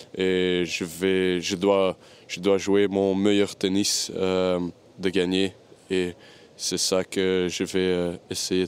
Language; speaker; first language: French; non-native, local second language; Dutch